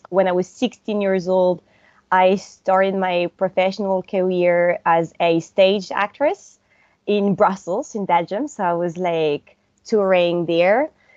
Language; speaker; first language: English; non-native, fluent; French